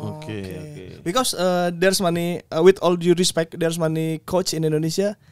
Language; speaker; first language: English; non-native, learner; Indonesian